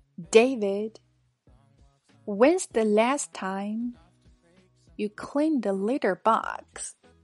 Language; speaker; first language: English; non-native, fluent; Chinese